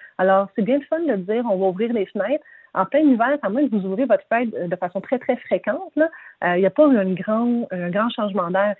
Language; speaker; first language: French; native; French